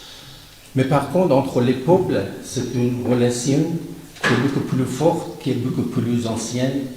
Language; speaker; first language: French; non-native, fluent; Persian